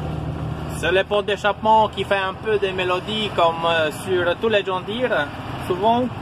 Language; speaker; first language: French; non-native, fluent; Polish